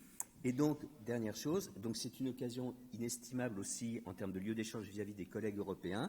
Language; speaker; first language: French; native; French